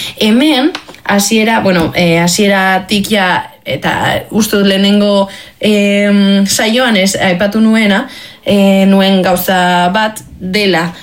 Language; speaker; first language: Basque; non-native, local second language; Spanish